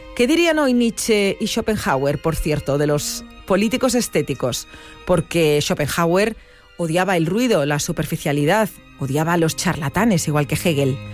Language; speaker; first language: Spanish; native; Spanish